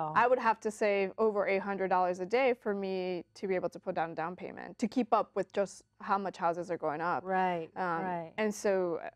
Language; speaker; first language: English; early bilingual, other home language; Spanish